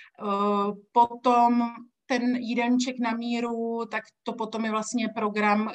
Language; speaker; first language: Czech; native; Czech